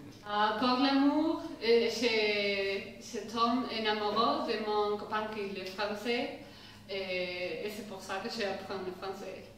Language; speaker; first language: French; non-native, learner; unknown